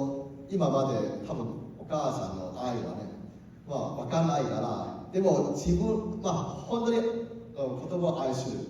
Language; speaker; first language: Japanese; non-native, learner; Cantonese